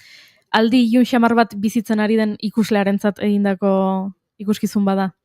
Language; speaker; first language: Basque; native; Basque